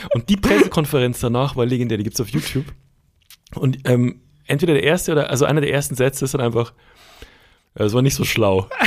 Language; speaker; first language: German; native; German